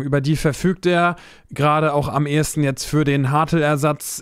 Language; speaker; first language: German; native; German